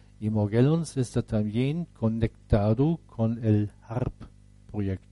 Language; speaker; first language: Spanish; non-native, fluent; German